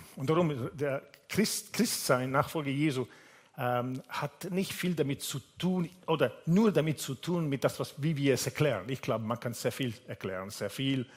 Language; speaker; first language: German; non-native, fluent; Italian